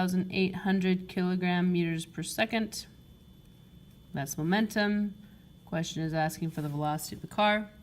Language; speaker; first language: English; native; English